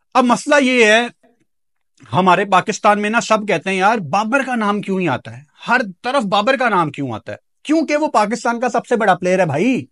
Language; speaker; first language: Urdu; non-native, local second language; Punjabi